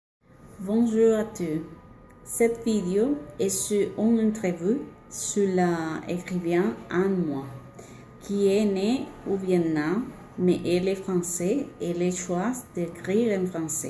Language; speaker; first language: French; non-native, learner; Spanish